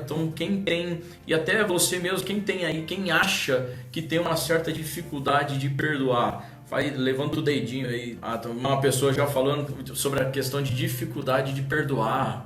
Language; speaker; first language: Portuguese; native; Portuguese